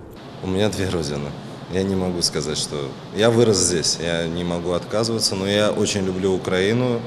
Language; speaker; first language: Ukrainian; early bilingual, heritage; Ukrainian